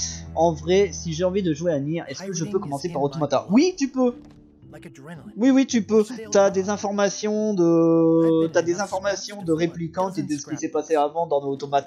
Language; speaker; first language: French; native; French